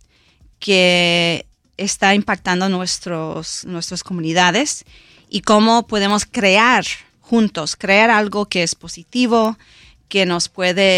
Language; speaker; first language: Spanish; early bilingual, heritage; Spanish